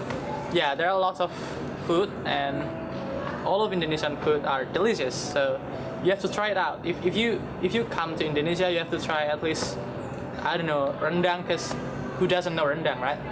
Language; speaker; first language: English; non-native, learner; Indonesian